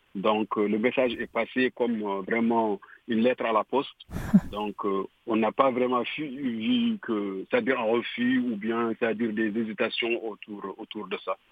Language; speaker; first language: French; non-native, local second language; Fula